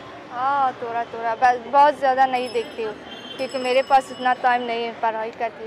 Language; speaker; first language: Hindi; non-native, learner; Persian